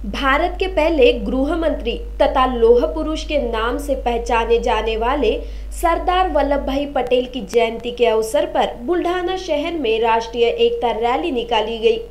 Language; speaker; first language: Hindi; non-native, local second language; Marathi